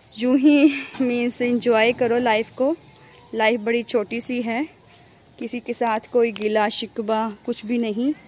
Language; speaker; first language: Hindi; non-native, local second language; Punjabi